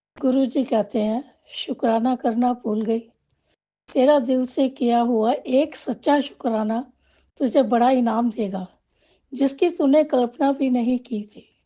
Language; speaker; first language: Hindi; non-native, local second language; Punjabi